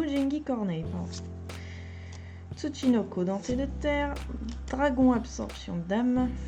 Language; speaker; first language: French; native; French